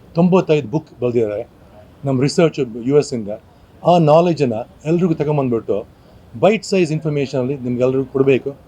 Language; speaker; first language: Kannada; non-native, local second language; Kodava